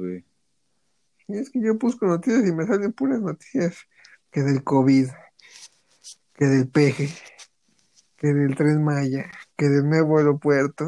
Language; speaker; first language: Spanish; native; Spanish